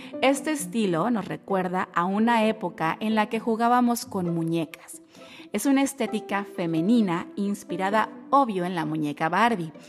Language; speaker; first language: Spanish; native; Spanish